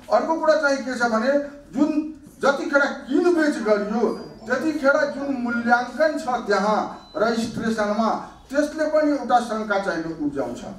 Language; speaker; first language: Nepali; non-native, local second language; Maithili